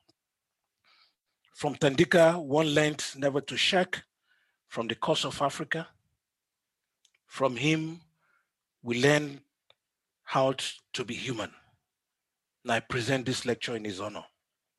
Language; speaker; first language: English; non-native, local second language; Yoruba